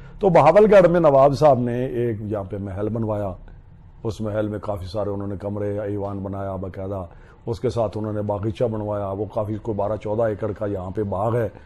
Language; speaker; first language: Urdu; non-native, local second language; Punjabi